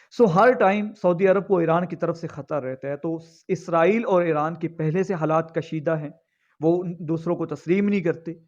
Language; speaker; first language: Urdu; non-native, local second language; Punjabi